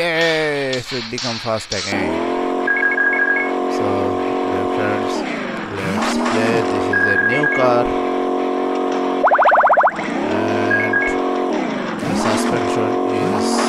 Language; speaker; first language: English; non-native, learner; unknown